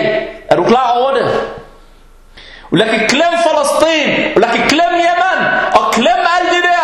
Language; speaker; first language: Danish; early bilingual, other home language; Arabic